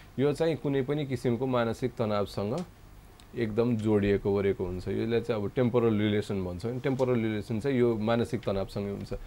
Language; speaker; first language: Nepali; non-native, local second language; Maithili